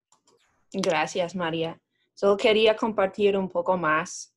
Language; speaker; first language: Spanish; non-native, fluent; English